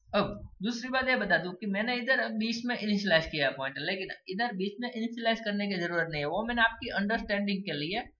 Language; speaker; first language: Hindi; non-native, local second language; Gujarati